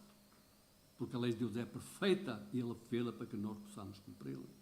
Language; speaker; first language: Portuguese; native; Portuguese